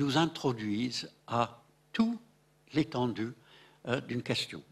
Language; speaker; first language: French; non-native, fluent; English